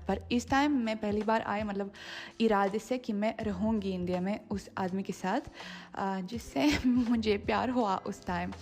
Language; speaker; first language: Hindi; non-native, fluent; Russian